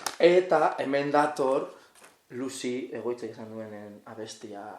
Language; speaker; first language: Basque; non-native, local second language; Spanish